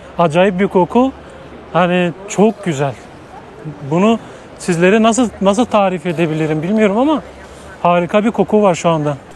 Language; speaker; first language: Turkish; native; Turkish